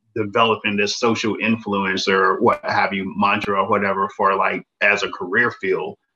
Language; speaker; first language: English; native; English